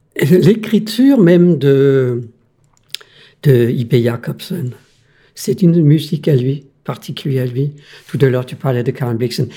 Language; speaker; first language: French; non-native, fluent; Danish